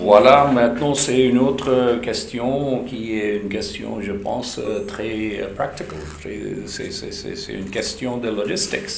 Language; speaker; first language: French; non-native, fluent; Urdu